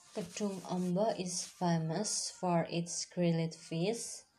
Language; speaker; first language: English; non-native, fluent; Indonesian